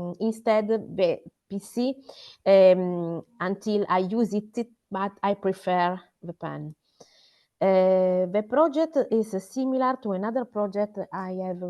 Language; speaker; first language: English; non-native, learner; Italian